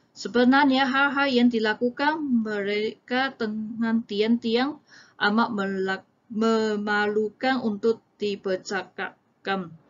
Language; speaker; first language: Malay; non-native, local second language; Chinese